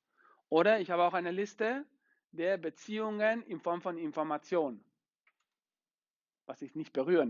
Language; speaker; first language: German; non-native, fluent; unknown